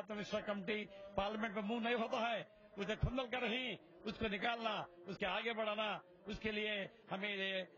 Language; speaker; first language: Urdu; native; Urdu